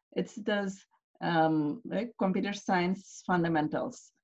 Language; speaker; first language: English; non-native, local second language; Bangla